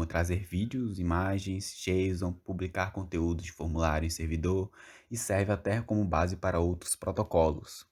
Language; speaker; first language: Portuguese; native; Portuguese